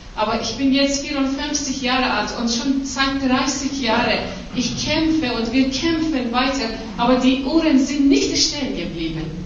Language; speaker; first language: German; non-native, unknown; Persian